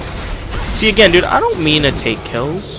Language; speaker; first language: English; native; English